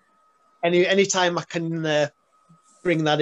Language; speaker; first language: English; native; English